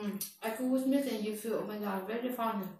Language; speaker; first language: English; non-native, learner; Vietnamese